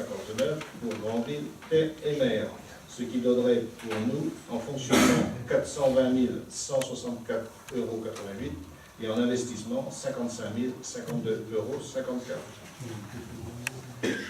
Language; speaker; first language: French; native; French